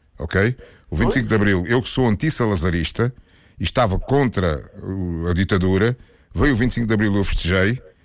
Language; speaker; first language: Portuguese; native; Portuguese